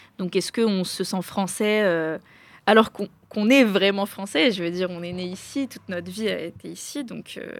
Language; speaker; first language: French; native; French